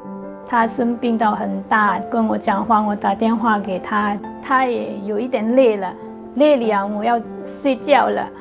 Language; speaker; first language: Chinese; non-native, fluent; Burmese